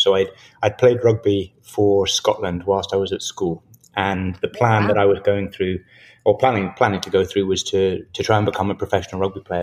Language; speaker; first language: English; native; English